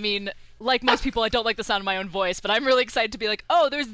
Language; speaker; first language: English; early bilingual, other home language; Persian